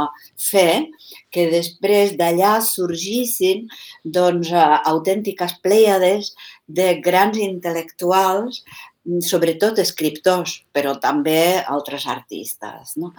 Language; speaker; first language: Catalan; non-native, fluent; Czech